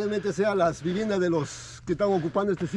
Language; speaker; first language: Spanish; native; Spanish